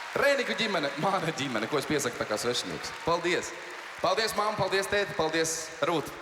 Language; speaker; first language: Latvian; native; Latvian